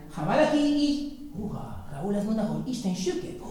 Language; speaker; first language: Hungarian; non-native, learner; Spanish